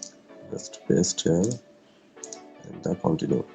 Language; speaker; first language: English; non-native, local second language; Bangla